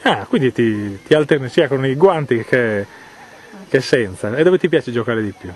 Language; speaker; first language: Italian; native; Italian